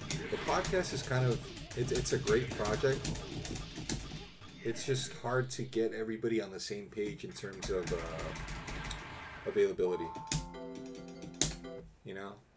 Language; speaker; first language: English; native; English